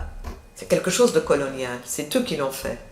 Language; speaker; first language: French; non-native, fluent; Portuguese